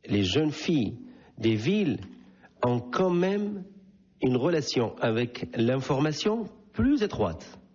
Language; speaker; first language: French; non-native, local second language; Arabic